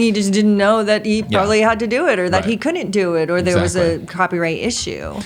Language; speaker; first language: English; native; English